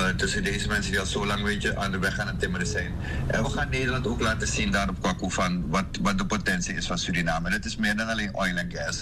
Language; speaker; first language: Dutch; native; Dutch